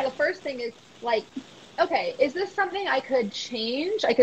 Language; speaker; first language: English; native; English